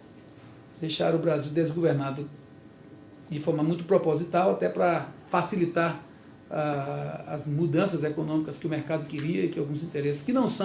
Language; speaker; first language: Portuguese; native; Portuguese